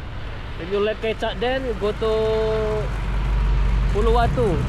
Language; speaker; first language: English; non-native, learner; Indonesian